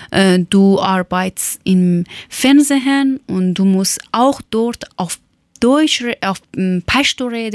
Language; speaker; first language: German; non-native, learner; Persian